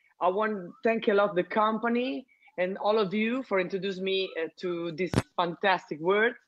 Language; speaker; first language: English; non-native, learner; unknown